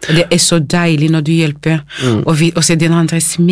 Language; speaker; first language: Norwegian; non-native, fluent; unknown